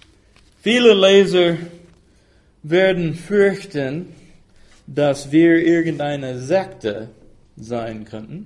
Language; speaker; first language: German; non-native, fluent; English